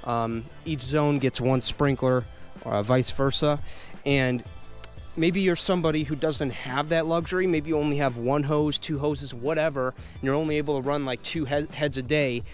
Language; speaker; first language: English; native; English